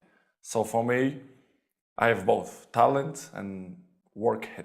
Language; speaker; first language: English; non-native, fluent; Portuguese